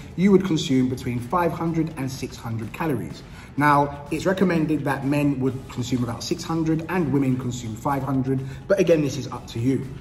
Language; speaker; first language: English; native; English